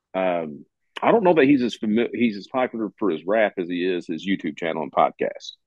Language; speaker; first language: English; native; English